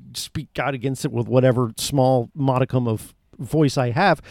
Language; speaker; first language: English; native; English